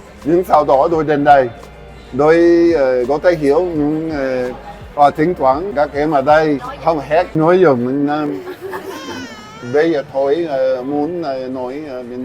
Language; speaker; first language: Vietnamese; non-native, learner; English